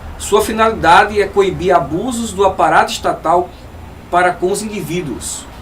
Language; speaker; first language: Portuguese; native; Portuguese